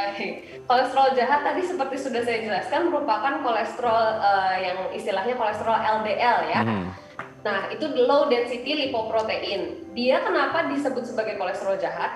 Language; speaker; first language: Indonesian; native; Indonesian